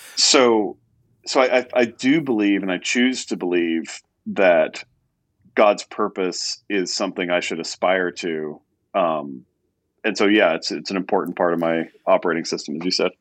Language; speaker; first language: English; native; English